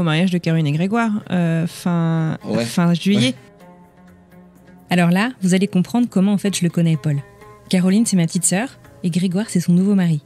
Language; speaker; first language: French; native; French